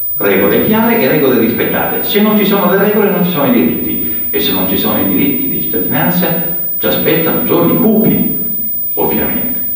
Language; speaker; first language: Italian; native; Italian